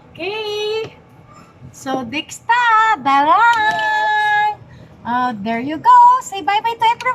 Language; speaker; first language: English; non-native, learner; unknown